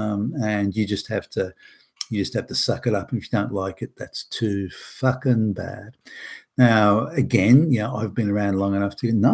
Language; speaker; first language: English; native; English